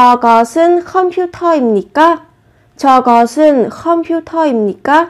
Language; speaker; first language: Korean; non-native, fluent; Vietnamese